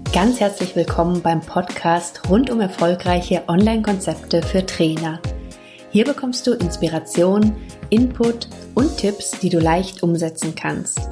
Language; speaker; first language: German; native; German